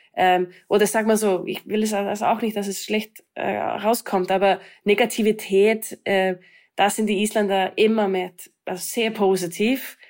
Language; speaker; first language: German; non-native, fluent; Icelandic